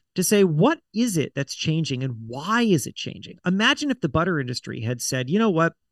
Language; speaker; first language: English; native; English